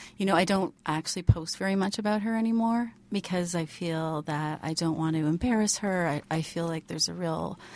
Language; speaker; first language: English; native; English